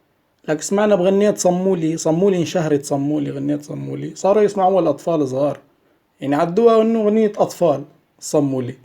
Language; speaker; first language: Arabic; native; Arabic